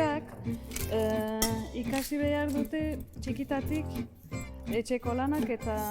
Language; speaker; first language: Basque; non-native, learner; Turkish